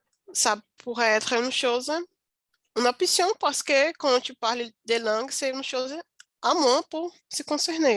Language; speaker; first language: French; non-native, learner; Portuguese